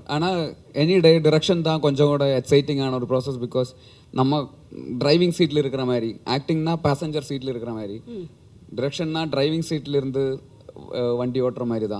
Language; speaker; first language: Tamil; non-native, learner; Malayalam